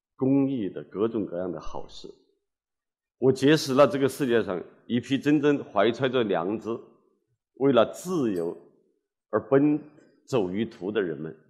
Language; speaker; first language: Chinese; native; Chinese